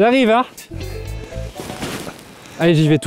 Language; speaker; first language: French; native; French